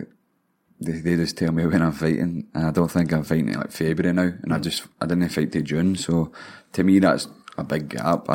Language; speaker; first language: English; native; English